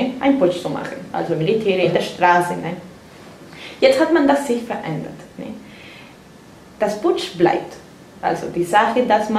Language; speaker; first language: German; non-native, fluent; Spanish